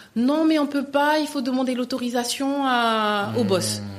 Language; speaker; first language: French; native; French